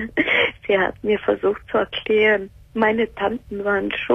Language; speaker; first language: German; early bilingual, other home language; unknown